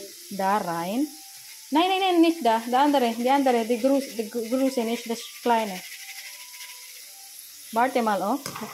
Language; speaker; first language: German; non-native, learner; Filipino